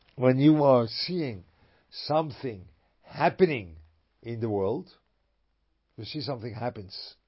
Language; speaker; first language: English; non-native, fluent; German